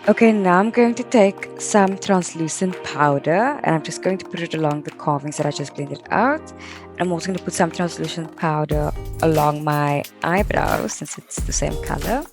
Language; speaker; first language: English; native; English